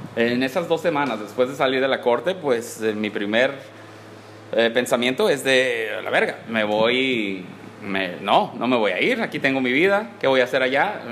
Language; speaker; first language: Spanish; early bilingual, heritage; Spanish